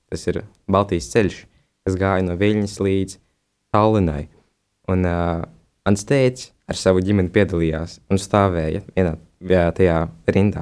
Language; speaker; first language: Latvian; native; Latvian